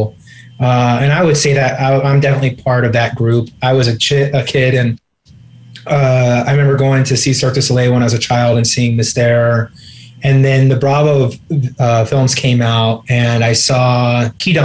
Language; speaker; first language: English; native; English